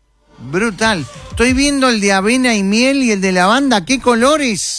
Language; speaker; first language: Spanish; native; Spanish